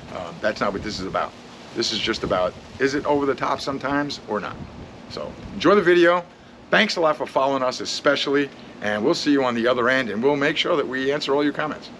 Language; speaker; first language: English; native; English